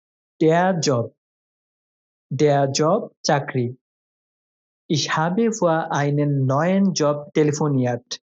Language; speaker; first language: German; non-native, fluent; Bangla